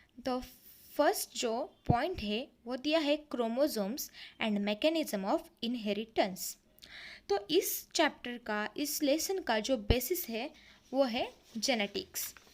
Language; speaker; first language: Hindi; non-native, local second language; Marathi